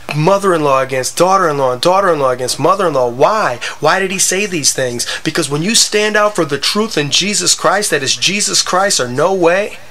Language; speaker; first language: English; native; English